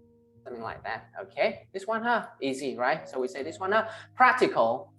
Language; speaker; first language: English; non-native, fluent; Vietnamese